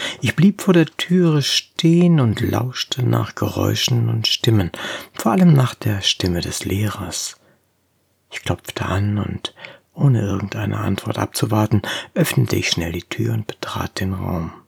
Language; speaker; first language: German; native; German